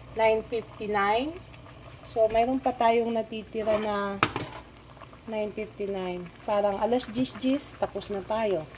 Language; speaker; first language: Filipino; non-native, local second language; Iloko